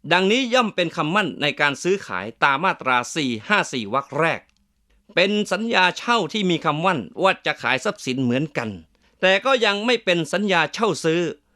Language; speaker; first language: Thai; native; Thai